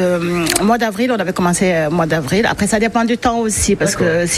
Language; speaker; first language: French; non-native, local second language; Wolof